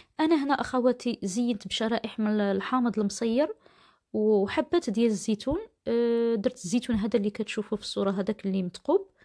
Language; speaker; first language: Arabic; native; Arabic